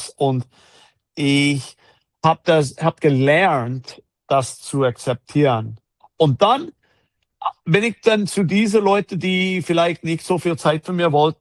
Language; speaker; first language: German; non-native, fluent; English